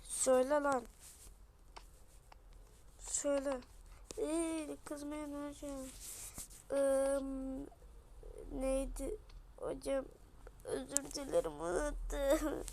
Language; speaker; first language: Turkish; native; Turkish